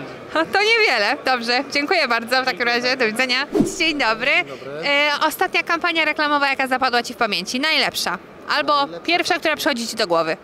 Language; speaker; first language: Polish; native; Polish